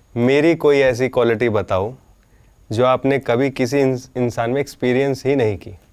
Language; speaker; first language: Hindi; native; Hindi